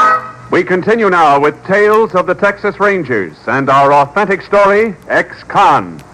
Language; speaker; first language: English; native; English